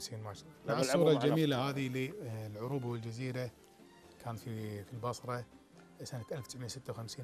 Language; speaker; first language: Arabic; native; Arabic